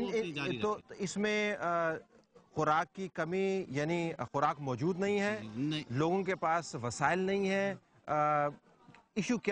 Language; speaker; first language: Urdu; native; Urdu